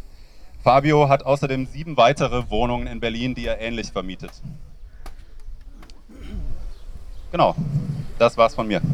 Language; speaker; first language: German; native; German